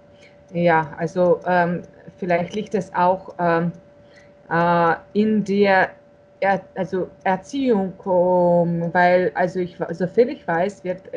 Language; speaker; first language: German; non-native, fluent; Russian